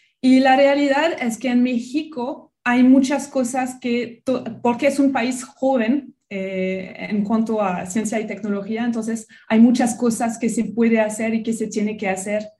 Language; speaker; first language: Spanish; non-native, fluent; French